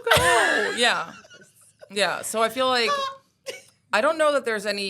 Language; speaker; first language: English; native; English